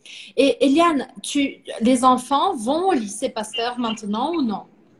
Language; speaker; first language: French; non-native, fluent; Portuguese